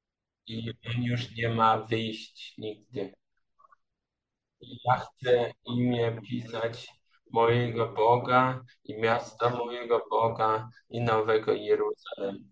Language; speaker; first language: Polish; non-native, learner; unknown